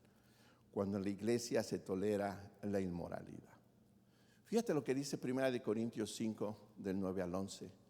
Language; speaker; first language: Spanish; native; Spanish